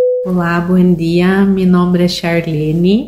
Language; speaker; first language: Spanish; non-native, learner; Portuguese